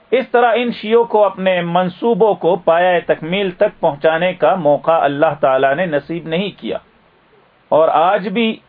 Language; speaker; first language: Urdu; native; Urdu